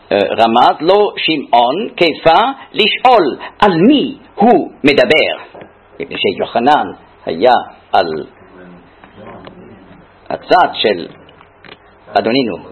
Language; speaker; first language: Hebrew; non-native, fluent; German